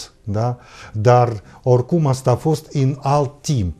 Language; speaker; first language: Romanian; non-native, fluent; Russian